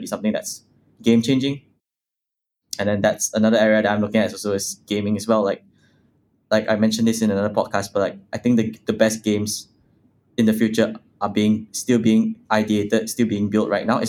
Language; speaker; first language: English; non-native, local second language; Chinese